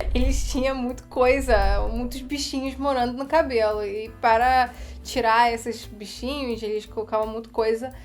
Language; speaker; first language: Portuguese; non-native, fluent; Russian